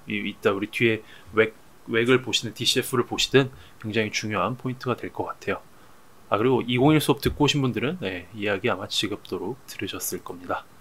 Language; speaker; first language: Korean; native; Korean